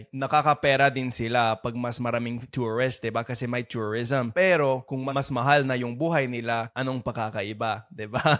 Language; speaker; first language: Filipino; non-native, fluent; English